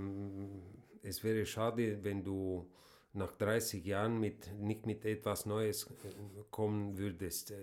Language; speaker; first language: German; non-native, fluent; Romanian